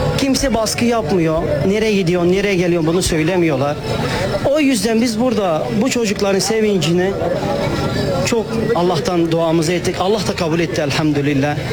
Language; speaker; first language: Turkish; non-native, fluent; Arabic